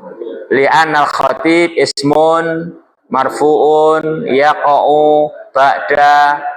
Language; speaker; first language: Arabic; non-native, fluent; Javanese